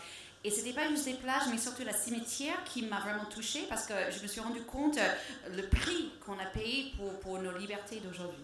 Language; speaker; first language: French; native; French